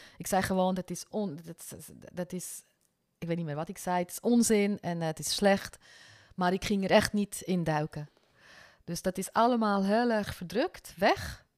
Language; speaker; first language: Dutch; non-native, fluent; French